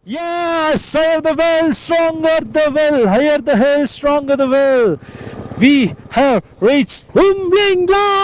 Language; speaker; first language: English; non-native, local second language; Kannada